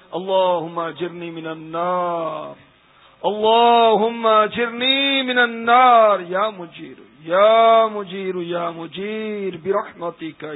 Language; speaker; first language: Urdu; native; Urdu